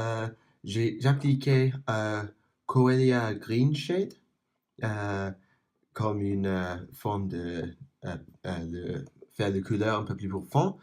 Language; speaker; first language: French; non-native, learner; English